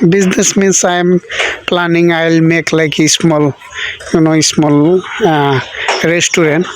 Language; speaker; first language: English; non-native, learner; Bangla